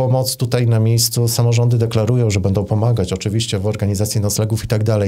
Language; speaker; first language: Polish; native; Polish